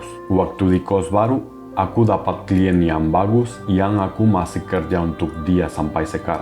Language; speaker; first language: Indonesian; non-native, fluent; Spanish